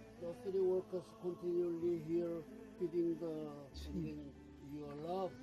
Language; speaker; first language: English; non-native, learner; Korean